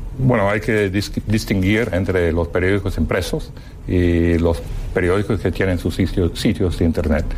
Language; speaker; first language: Spanish; non-native, fluent; English